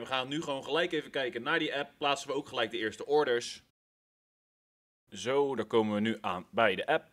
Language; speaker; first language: Dutch; native; Dutch